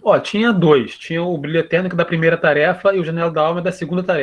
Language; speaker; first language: Portuguese; native; Portuguese